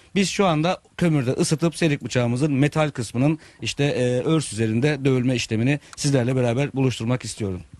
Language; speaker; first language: Turkish; native; Turkish